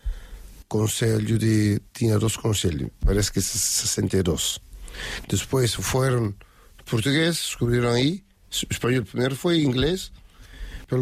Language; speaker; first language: Spanish; non-native, learner; Kabuverdianu